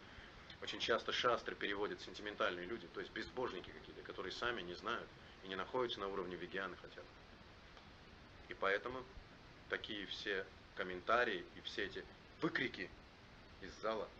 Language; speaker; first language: Russian; native; Russian